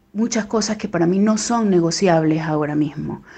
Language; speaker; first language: Spanish; native; Spanish